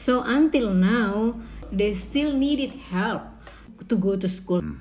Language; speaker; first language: English; non-native, learner; Indonesian